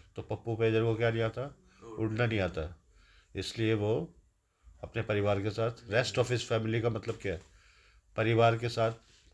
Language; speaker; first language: Hindi; native; Hindi